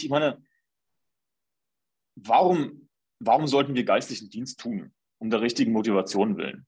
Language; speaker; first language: German; native; German